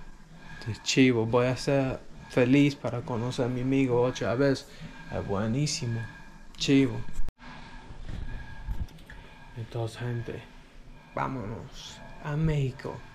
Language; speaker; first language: Spanish; non-native, learner; English